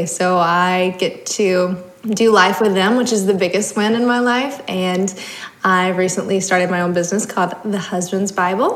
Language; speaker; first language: English; native; English